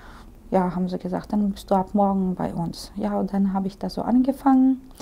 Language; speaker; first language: German; early bilingual, heritage; Russian